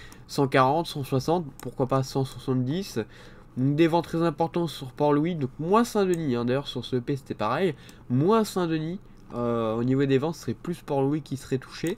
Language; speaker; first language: French; native; French